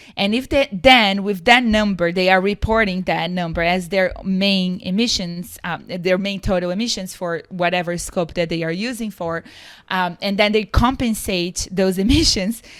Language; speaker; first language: English; non-native, fluent; Portuguese